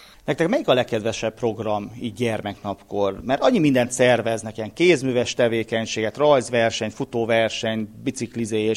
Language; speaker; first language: Hungarian; native; Hungarian